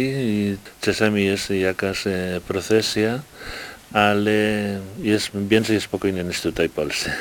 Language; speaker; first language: Polish; non-native, learner; Spanish